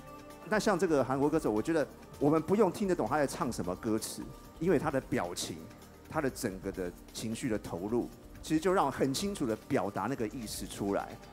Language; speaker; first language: Chinese; native; Chinese